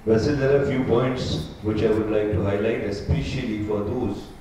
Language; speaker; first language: English; non-native, local second language; Marathi